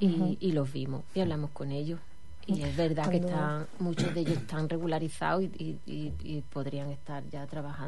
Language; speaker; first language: Spanish; native; Spanish